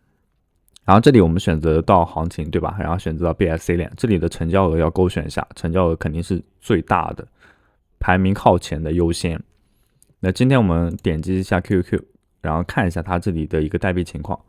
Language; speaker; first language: Chinese; native; Chinese